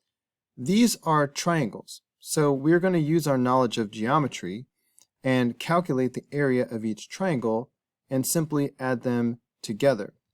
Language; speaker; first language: English; native; English